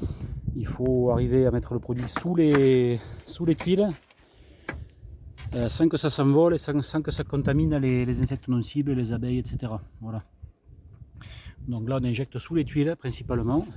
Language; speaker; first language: French; native; French